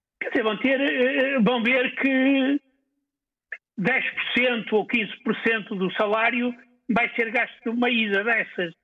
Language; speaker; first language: Portuguese; native; Portuguese